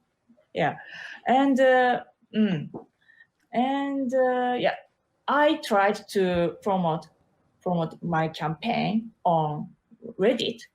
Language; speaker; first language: English; non-native, learner; Japanese